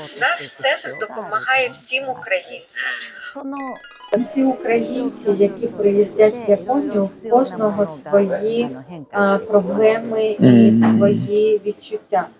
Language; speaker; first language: Ukrainian; non-native, fluent; Japanese